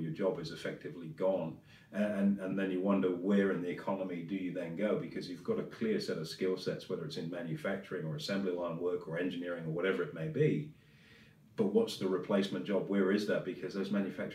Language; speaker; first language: English; native; English